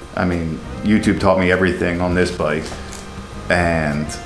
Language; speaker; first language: English; native; English